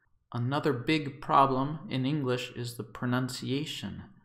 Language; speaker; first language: English; native; English